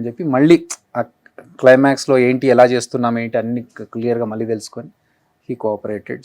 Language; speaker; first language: Telugu; native; Telugu